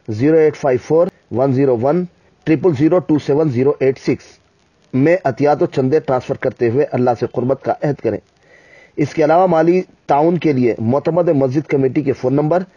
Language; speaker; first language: Urdu; native; Urdu